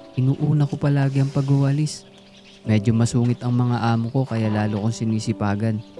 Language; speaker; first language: Filipino; native; Filipino